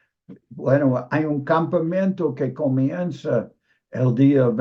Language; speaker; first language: Spanish; non-native, fluent; English